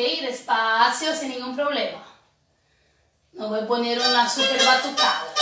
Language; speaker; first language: Spanish; non-native, fluent; Portuguese